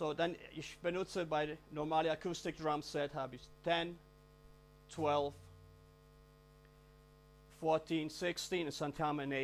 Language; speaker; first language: German; non-native, learner; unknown